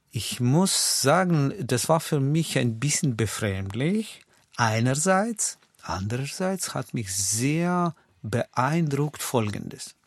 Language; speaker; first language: German; non-native, fluent; Russian